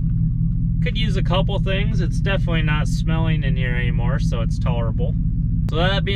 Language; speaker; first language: English; native; English